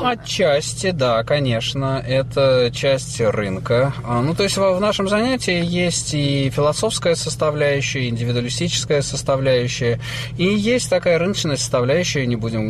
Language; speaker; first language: Russian; native; Russian